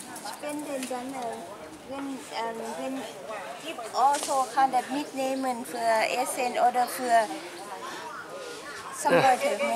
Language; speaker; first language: German; non-native, learner; Thai